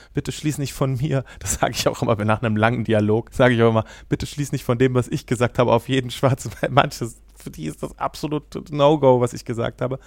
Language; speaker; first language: German; native; German